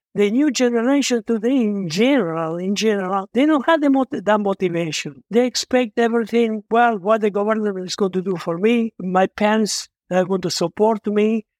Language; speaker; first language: English; non-native, fluent; Italian